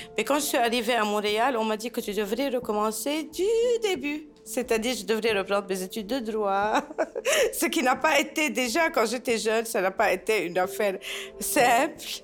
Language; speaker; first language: French; non-native, local second language; Arabic